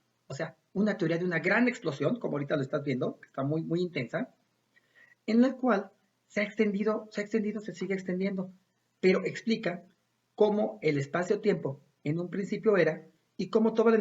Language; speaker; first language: Spanish; native; Spanish